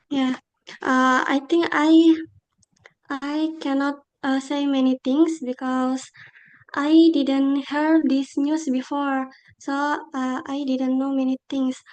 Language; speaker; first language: English; non-native, local second language; Indonesian